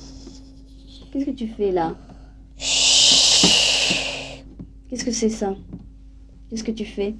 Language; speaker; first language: French; native; French